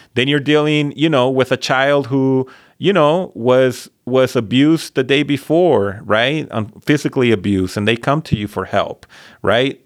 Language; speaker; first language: English; early bilingual, other home language; Spanish